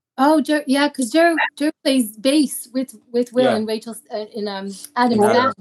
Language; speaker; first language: English; native; English